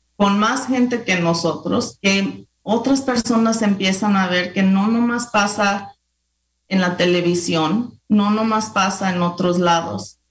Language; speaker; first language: Spanish; early bilingual, heritage; Spanish